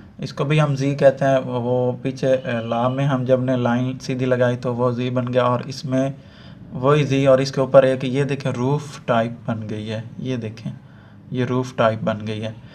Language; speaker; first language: Urdu; non-native, local second language; Punjabi